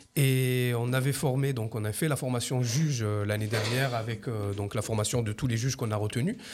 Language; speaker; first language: French; native; French